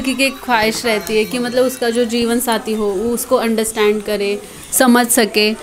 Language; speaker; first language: Hindi; non-native, local second language; Marathi